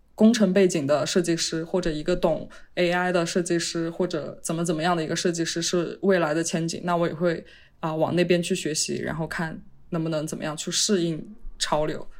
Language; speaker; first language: Chinese; native; Chinese